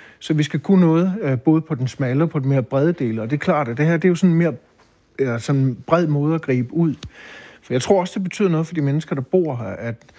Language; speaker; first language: Danish; native; Danish